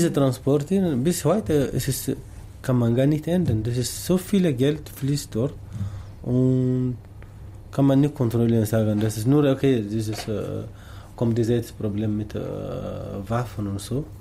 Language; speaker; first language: German; non-native, learner; Tamasheq